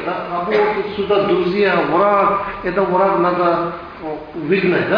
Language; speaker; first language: Russian; non-native, learner; Tibetan